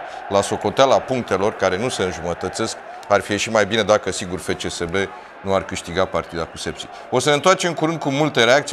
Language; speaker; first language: Romanian; native; Romanian